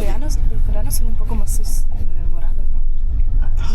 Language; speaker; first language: Spanish; non-native, fluent; Italian